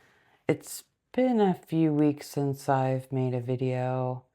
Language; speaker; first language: English; native; English